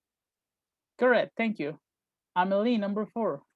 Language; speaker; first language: English; non-native, fluent; Spanish